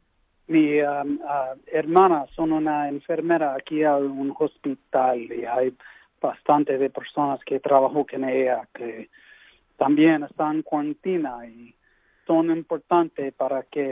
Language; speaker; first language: Spanish; early bilingual, heritage; English